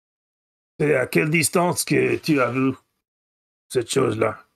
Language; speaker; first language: French; non-native, fluent; English